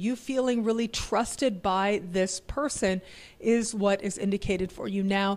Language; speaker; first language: English; native; English